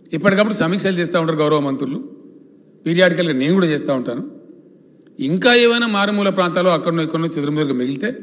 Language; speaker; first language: Telugu; native; Telugu